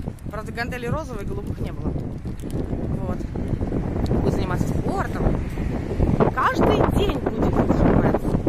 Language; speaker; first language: Russian; native; Russian